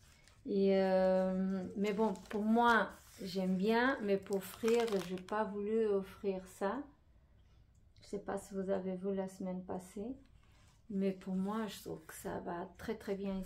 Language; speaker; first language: French; non-native, fluent; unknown